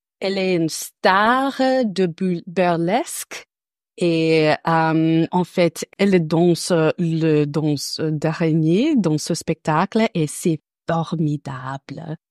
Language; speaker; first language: French; non-native, learner; English